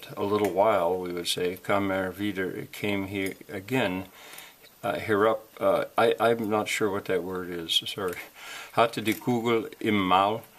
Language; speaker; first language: English; native; English